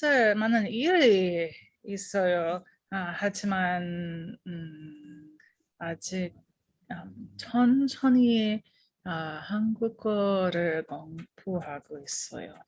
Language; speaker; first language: Korean; non-native, learner; English